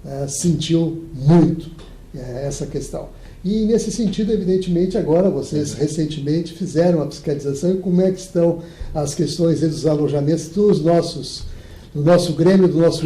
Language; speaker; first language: Portuguese; native; Portuguese